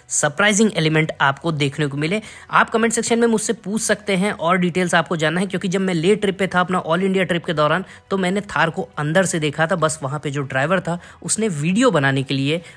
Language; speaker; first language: Hindi; native; Hindi